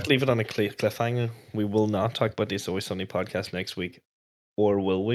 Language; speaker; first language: English; native; English